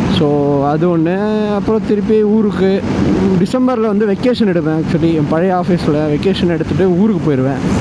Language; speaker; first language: Tamil; non-native, local second language; Malayalam